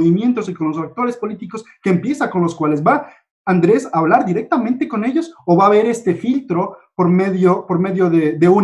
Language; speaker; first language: Spanish; native; Spanish